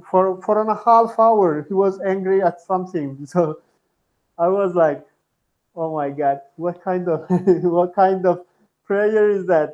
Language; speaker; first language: English; non-native, fluent; Turkmen